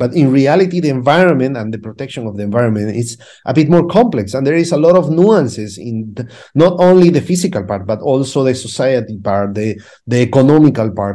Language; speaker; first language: English; non-native, fluent; Spanish